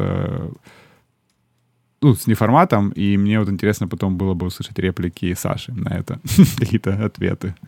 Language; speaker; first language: Russian; native; Russian